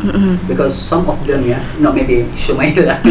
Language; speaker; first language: English; non-native, learner; Indonesian